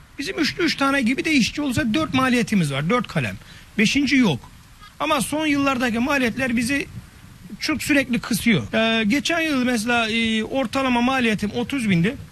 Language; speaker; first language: Turkish; native; Turkish